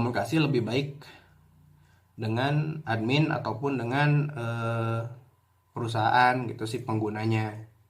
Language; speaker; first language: Indonesian; native; Indonesian